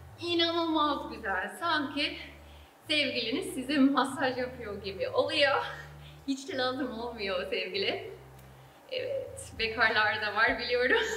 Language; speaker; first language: Turkish; non-native, fluent; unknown